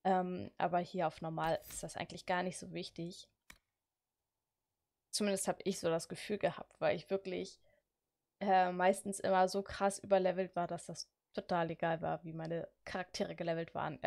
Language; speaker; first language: German; native; German